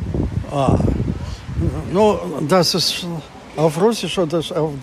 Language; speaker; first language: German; non-native, fluent; Russian